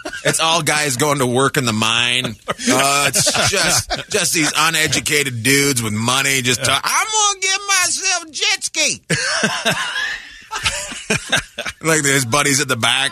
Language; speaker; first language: English; native; English